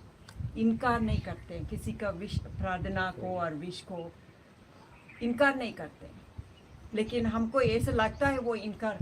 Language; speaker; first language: Hindi; non-native, local second language; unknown